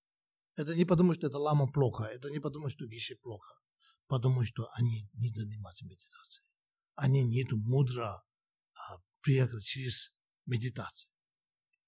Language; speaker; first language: Russian; non-native, learner; Tibetan